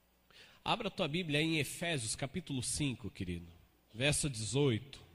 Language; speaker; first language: Portuguese; native; Portuguese